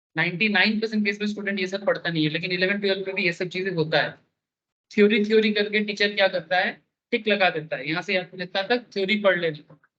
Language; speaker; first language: Hindi; non-native, local second language; Bangla